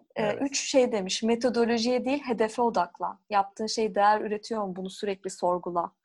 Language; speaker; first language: Turkish; native; Turkish